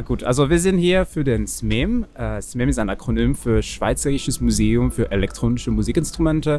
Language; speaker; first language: German; non-native, learner; French